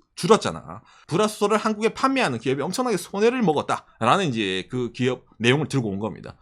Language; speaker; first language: Korean; native; Korean